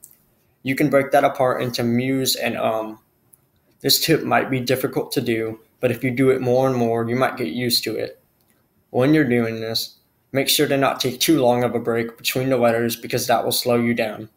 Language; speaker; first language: English; native; English